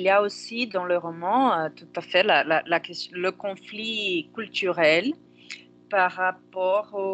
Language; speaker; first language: French; non-native, fluent; Portuguese